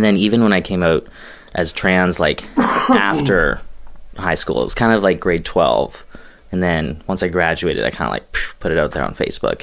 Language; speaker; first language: English; native; English